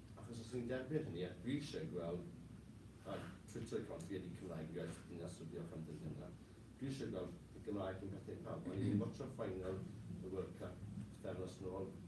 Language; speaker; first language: Welsh; non-native, local second language; English